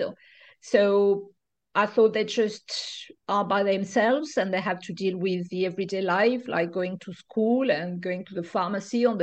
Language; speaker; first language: English; non-native, fluent; French